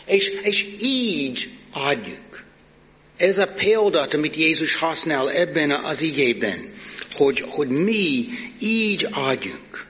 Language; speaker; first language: Hungarian; non-native, fluent; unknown